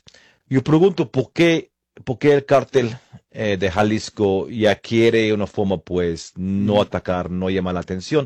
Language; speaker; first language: Spanish; non-native, fluent; English